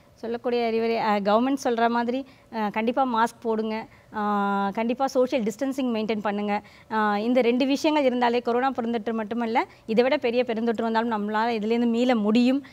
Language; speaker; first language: Tamil; native; Tamil